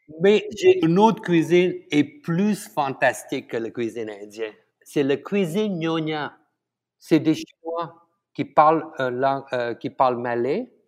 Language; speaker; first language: French; non-native, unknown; Tamil